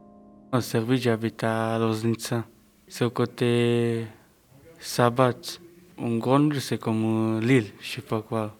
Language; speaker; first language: French; non-native, fluent; Serbian